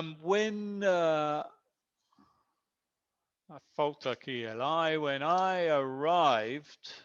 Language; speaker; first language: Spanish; non-native, fluent; English